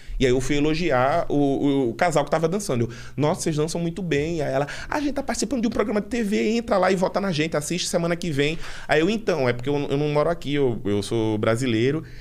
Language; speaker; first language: Portuguese; native; Portuguese